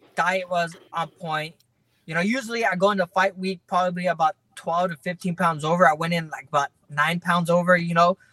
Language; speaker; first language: English; native; English